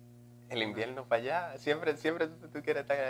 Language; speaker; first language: Spanish; early bilingual, heritage; Spanish